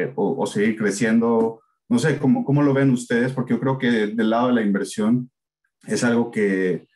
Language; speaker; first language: Spanish; native; Spanish